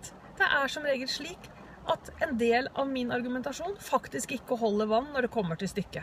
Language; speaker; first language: Norwegian; native; Norwegian